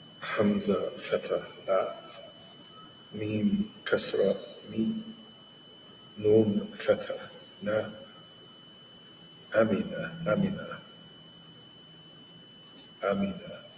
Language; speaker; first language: Arabic; non-native, learner; English